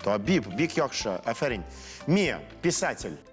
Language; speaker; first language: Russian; native; Russian